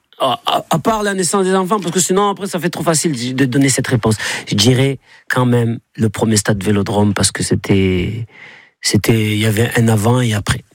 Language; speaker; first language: French; native; French